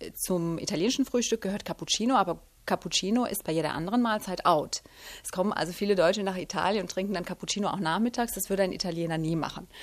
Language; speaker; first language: German; native; German